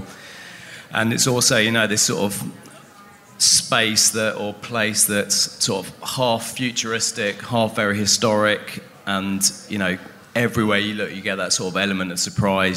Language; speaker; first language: English; native; English